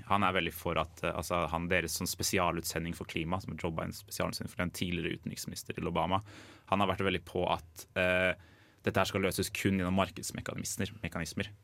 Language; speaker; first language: Norwegian; native; Norwegian